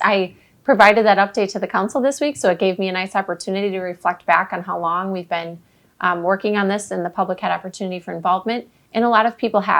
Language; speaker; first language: English; native; English